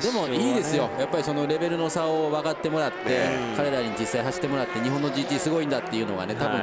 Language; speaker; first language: Japanese; native; Japanese